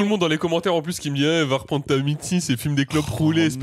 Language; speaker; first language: French; native; French